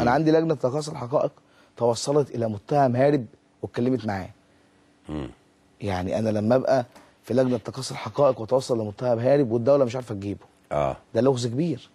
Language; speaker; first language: Arabic; native; Arabic